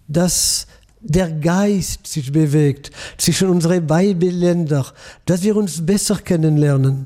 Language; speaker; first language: German; non-native, fluent; French